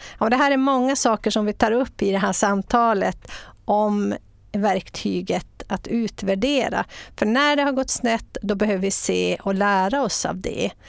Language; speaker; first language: Swedish; native; Swedish